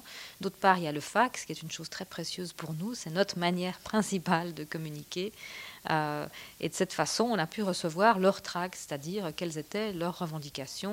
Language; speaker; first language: French; native; French